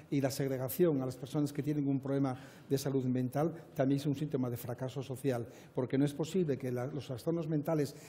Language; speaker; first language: Spanish; native; Spanish